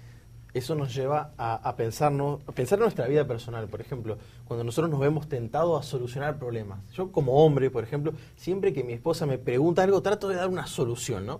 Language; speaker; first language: Spanish; native; Spanish